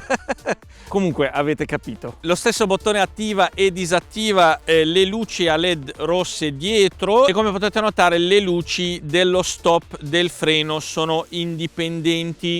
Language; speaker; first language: Italian; native; Italian